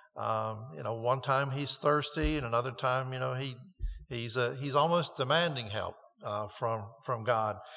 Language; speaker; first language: English; native; English